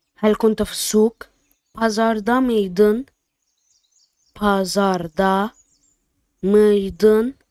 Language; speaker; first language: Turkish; non-native, fluent; Arabic